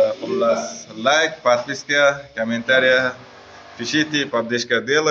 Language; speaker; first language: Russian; non-native, learner; Uzbek